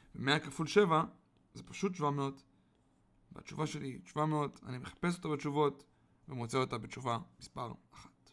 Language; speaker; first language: Hebrew; native; Hebrew